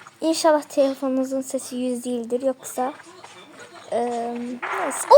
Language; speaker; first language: Turkish; native; Turkish